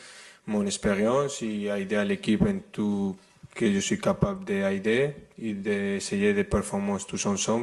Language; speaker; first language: French; non-native, fluent; Spanish